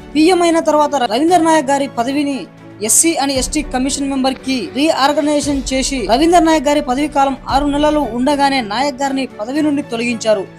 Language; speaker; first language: Telugu; non-native, local second language; Lambadi